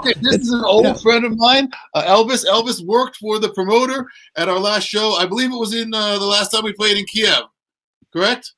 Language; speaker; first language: English; native; English